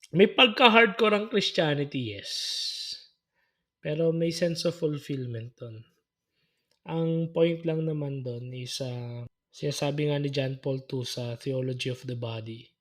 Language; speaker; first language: Filipino; native; Filipino